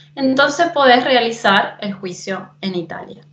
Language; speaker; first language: Spanish; native; Spanish